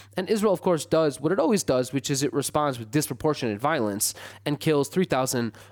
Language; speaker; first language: English; native; English